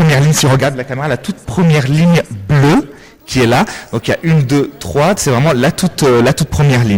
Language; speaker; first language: French; native; French